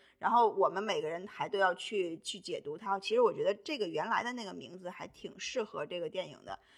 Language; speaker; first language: Chinese; native; Chinese